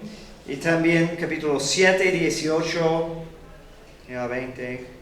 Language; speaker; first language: Spanish; non-native, fluent; English